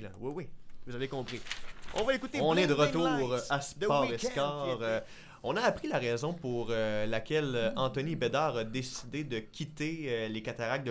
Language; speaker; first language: French; native; French